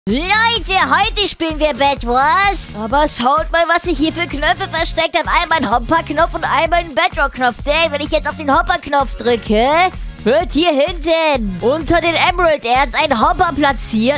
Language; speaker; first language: German; native; German